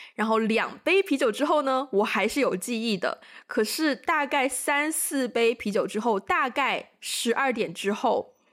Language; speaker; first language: Chinese; native; Chinese